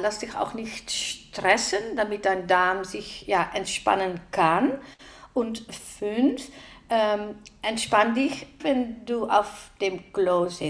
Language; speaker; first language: German; non-native, fluent; Dutch